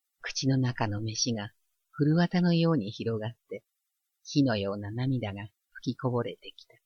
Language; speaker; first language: Japanese; native; Japanese